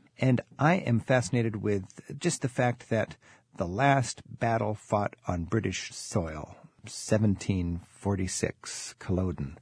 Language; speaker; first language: English; native; English